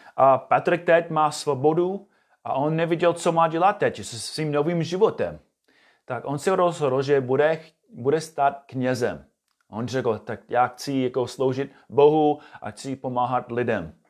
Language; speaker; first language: Czech; non-native, fluent; English